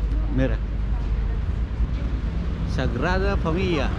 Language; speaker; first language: Spanish; non-native, fluent; Filipino